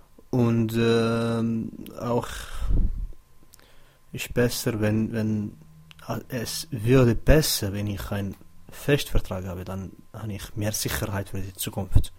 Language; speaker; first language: German; non-native, learner; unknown